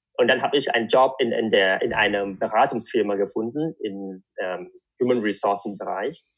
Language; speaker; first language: German; non-native, fluent; Vietnamese